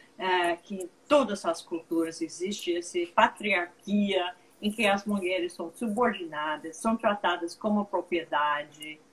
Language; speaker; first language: Portuguese; non-native, fluent; English